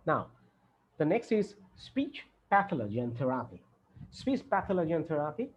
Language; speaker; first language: English; non-native, local second language; Bangla